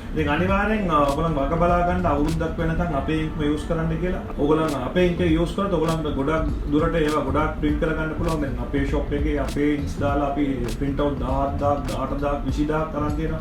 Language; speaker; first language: Sinhala; non-native, local second language; Tamil